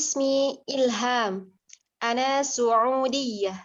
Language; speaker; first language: Arabic; non-native, learner; Indonesian